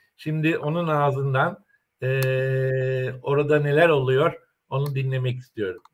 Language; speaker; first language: Turkish; native; Turkish